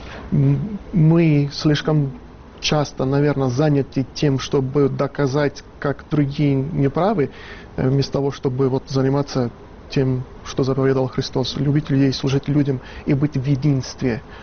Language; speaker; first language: Russian; non-native, fluent; Italian